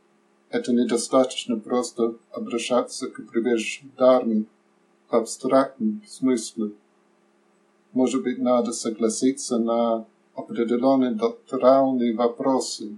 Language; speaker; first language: Russian; non-native, learner; English